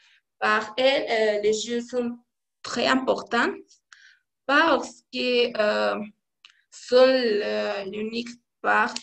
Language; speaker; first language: French; non-native, learner; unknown